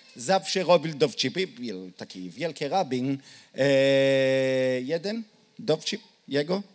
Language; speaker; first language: Polish; non-native, learner; Hebrew